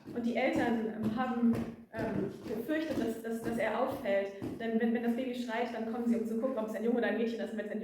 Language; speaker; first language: German; native; German